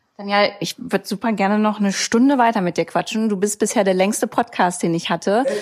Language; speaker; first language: German; native; German